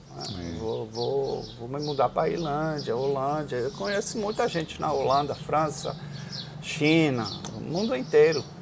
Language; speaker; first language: Portuguese; non-native, fluent; Dutch